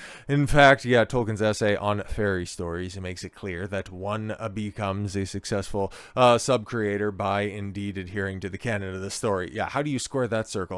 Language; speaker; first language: English; native; English